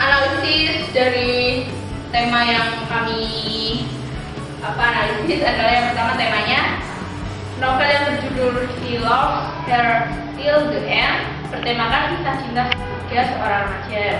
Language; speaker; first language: Indonesian; native; Indonesian